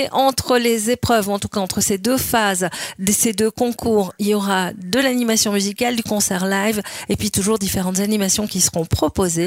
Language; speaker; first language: French; native; French